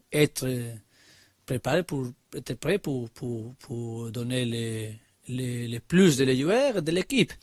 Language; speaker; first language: French; non-native, learner; Spanish